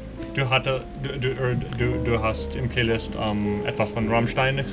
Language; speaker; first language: German; non-native, learner; English